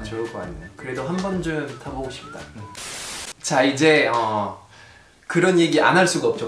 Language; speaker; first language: Korean; non-native, fluent; French